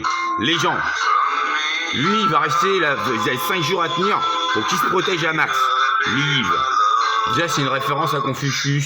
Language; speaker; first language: French; native; French